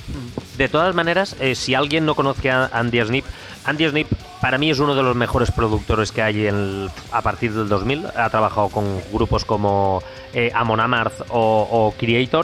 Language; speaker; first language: Spanish; native; Spanish